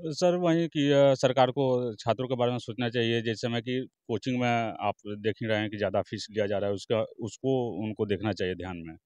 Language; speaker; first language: Hindi; native; Hindi